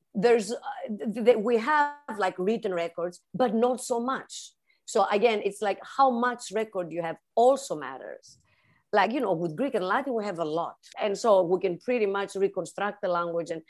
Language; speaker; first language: English; non-native, fluent; Greek